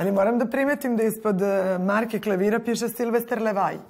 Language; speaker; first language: Serbian; native; Serbian